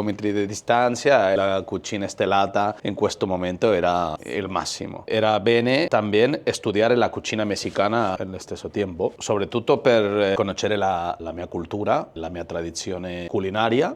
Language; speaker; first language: Italian; non-native, learner; Spanish